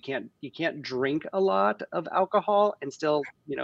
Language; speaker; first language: English; native; English